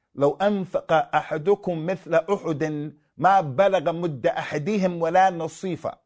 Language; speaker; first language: Arabic; non-native, fluent; English